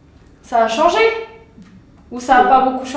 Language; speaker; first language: French; native; French